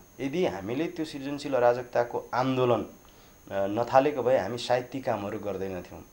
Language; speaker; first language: Nepali; non-native, local second language; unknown